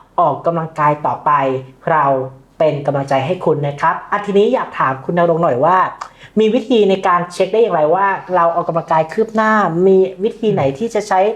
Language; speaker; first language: Thai; native; Thai